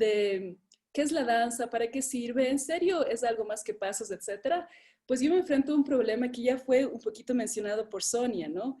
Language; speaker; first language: Spanish; native; Spanish